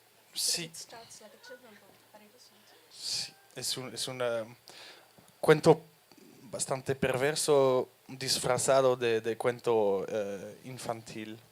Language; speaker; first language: Spanish; non-native, fluent; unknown